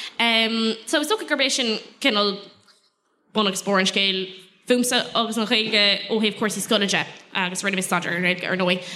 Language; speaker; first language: Irish; non-native, local second language; English